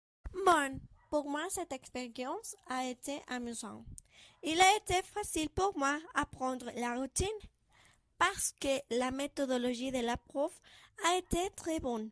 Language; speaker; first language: French; non-native, learner; Spanish